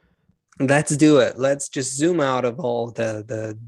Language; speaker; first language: English; non-native, fluent; Hebrew